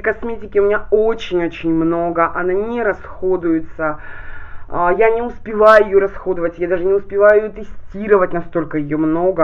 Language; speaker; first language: Russian; native; Russian